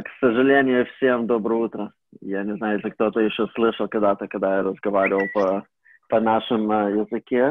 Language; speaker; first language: Russian; early bilingual, heritage; Russian